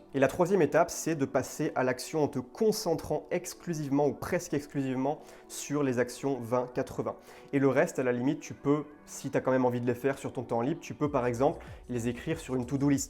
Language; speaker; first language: French; native; French